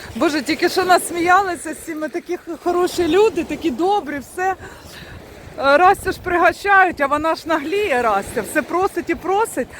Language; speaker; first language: Ukrainian; non-native, local second language; Russian